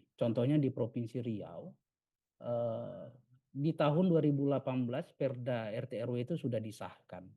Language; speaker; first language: Indonesian; native; Indonesian